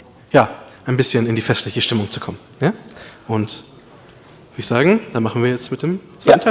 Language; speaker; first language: German; native; German